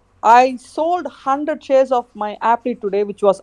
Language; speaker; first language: English; non-native, fluent; Khmer